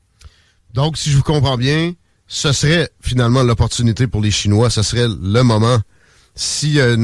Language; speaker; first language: French; native; French